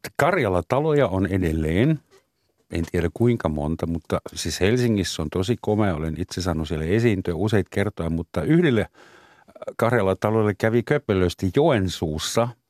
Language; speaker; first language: Finnish; non-native, fluent; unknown